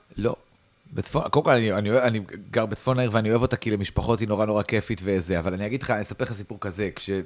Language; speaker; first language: Hebrew; native; Hebrew